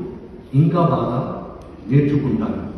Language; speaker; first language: Telugu; non-native, learner; Hindi